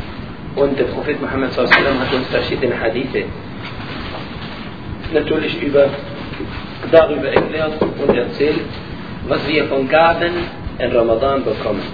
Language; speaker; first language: German; non-native, learner; Arabic